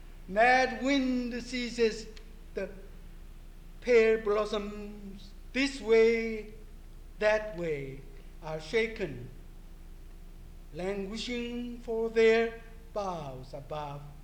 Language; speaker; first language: English; non-native, fluent; Korean